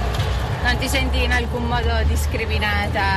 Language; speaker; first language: Italian; native; Italian